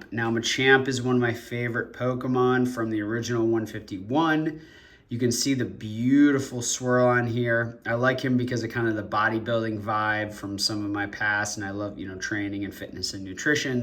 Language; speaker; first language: English; native; English